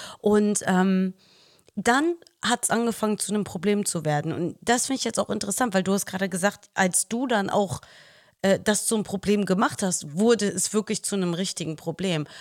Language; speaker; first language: German; early bilingual, other home language; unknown